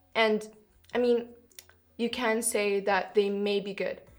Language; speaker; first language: English; non-native, fluent; Kyrgyz